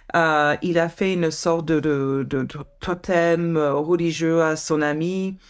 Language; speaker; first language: French; non-native, fluent; English